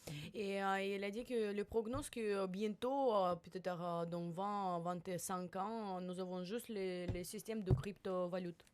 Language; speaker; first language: French; non-native, learner; Russian